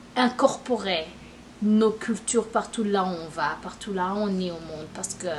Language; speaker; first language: French; non-native, local second language; Rundi